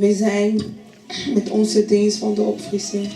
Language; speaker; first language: Dutch; non-native, fluent; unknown